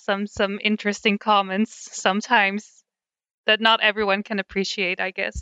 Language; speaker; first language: English; non-native, fluent; Dutch